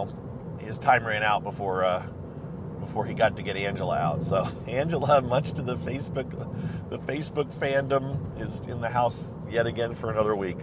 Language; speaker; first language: English; native; English